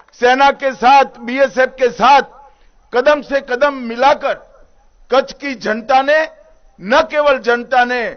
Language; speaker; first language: Hindi; non-native, local second language; Gujarati